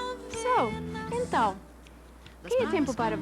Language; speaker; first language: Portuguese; non-native, fluent; English